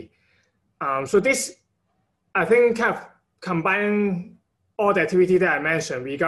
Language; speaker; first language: English; non-native, local second language; Cantonese